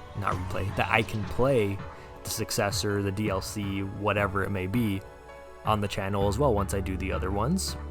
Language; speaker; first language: English; native; English